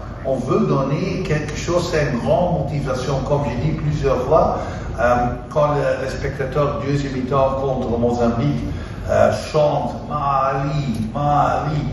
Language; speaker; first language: French; non-native, fluent; Dutch